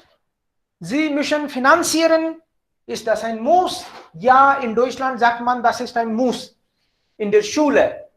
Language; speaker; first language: German; non-native, fluent; Hindi